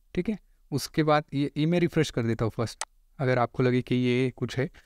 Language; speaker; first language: Hindi; non-native, local second language; Marathi